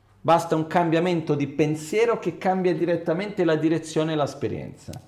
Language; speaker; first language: Italian; non-native, fluent; Portuguese